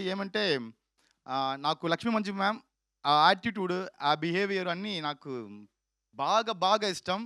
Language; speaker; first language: Telugu; non-native, learner; Tamil